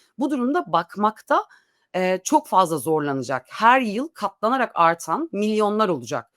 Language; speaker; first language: Turkish; native; Turkish